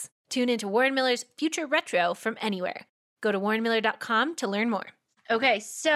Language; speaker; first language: English; native; English